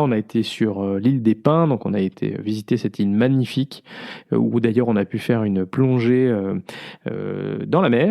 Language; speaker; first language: French; native; French